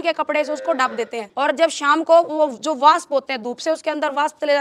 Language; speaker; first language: Hindi; native; Hindi